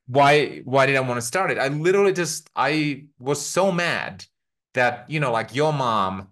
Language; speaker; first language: English; non-native, fluent; Finnish